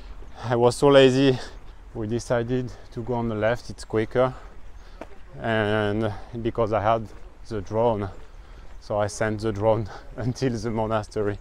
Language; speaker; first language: English; non-native, fluent; French